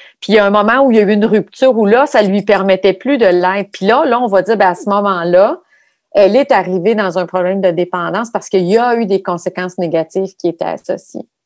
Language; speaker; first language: French; native; French